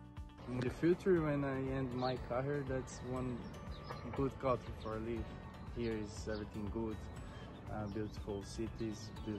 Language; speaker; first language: English; non-native, learner; Portuguese